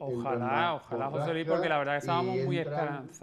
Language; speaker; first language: Spanish; native; Spanish